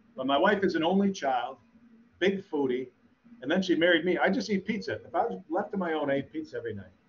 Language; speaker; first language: English; native; English